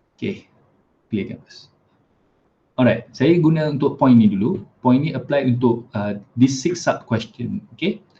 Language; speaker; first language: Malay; native; Malay